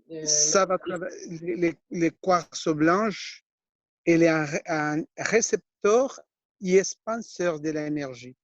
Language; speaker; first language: French; non-native, fluent; Spanish